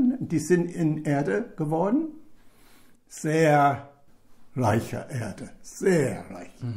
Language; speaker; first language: German; non-native, fluent; English